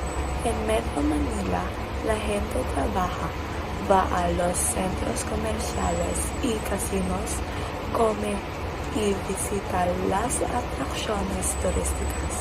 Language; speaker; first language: Spanish; non-native, learner; Filipino